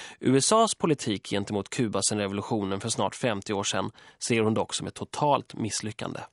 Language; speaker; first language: Swedish; early bilingual, other home language; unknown